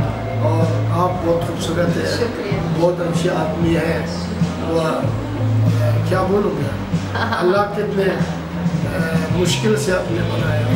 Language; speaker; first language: Hindi; non-native, learner; Persian